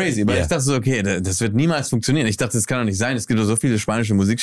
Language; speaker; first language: German; early bilingual, heritage; German